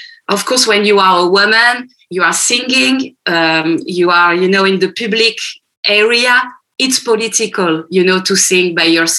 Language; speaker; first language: English; non-native, fluent; French